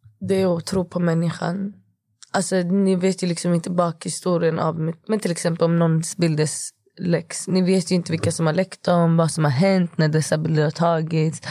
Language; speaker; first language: Swedish; early bilingual, other home language; Kurdish